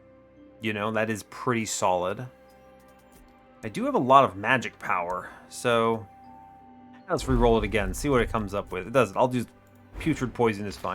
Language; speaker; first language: English; native; English